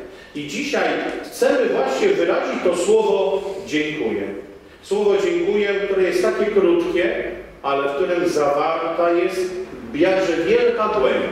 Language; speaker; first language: Polish; native; Polish